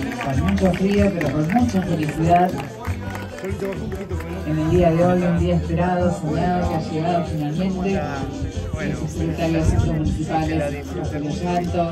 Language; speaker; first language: Spanish; native; Spanish